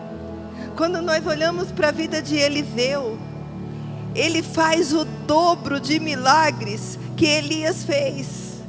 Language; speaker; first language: Portuguese; native; Portuguese